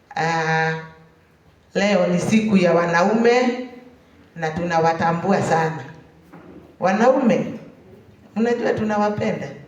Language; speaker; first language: Swahili; non-native, local second language; Kikuyu